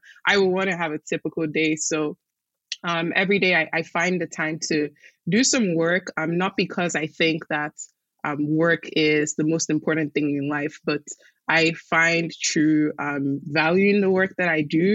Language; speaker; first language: English; non-native, local second language; Igbo